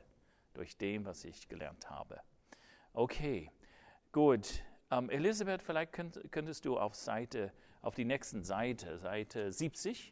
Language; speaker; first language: German; non-native, fluent; English